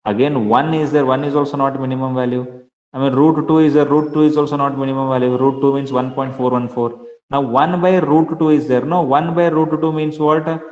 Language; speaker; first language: English; non-native, local second language; Kannada